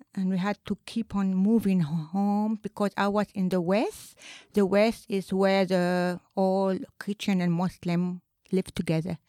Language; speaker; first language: English; non-native, fluent; Arabic